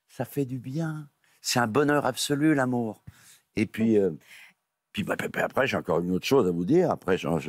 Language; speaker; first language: French; native; French